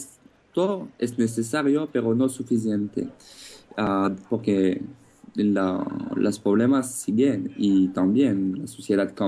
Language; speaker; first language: Spanish; non-native, fluent; French